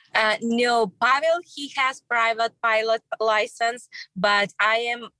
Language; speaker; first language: English; non-native, learner; Russian